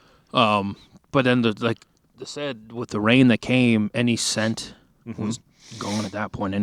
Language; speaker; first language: English; native; English